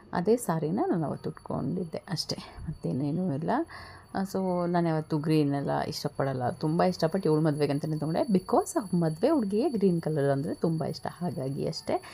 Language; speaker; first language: Kannada; native; Kannada